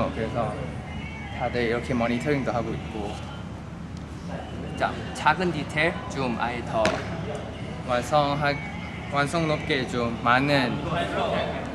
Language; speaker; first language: Korean; non-native, fluent; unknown